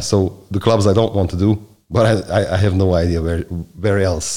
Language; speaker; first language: English; non-native, fluent; Hungarian